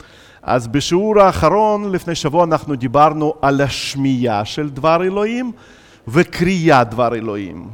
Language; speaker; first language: Hebrew; non-native, fluent; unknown